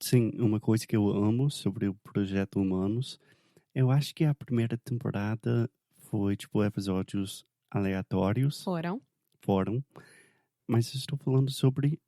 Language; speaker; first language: Portuguese; non-native, fluent; English